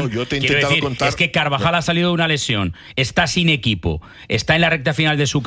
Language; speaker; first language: Spanish; native; Spanish